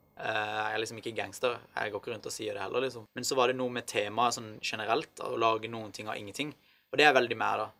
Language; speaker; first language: Norwegian; early bilingual, other home language; Arabic